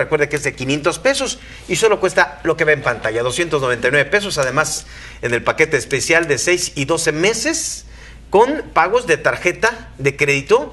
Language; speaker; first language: Spanish; native; Spanish